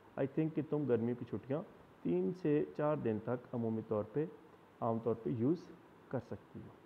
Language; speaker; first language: Urdu; non-native, local second language; Punjabi